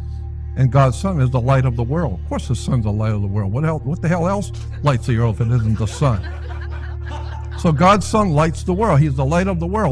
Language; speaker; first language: English; native; English